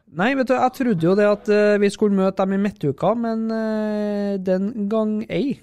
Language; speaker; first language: Norwegian; native; Norwegian